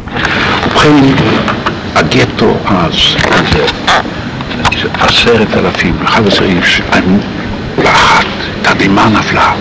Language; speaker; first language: Hebrew; non-native, fluent; Polish